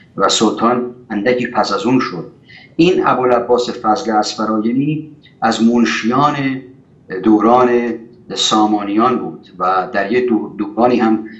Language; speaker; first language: Persian; native; Persian